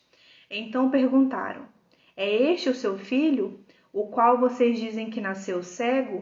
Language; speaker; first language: Portuguese; native; Portuguese